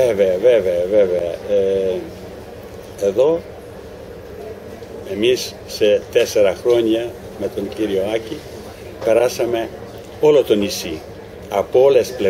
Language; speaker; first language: Greek; non-native, learner; Ukrainian